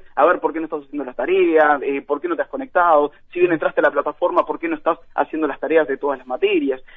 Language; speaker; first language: Spanish; native; Spanish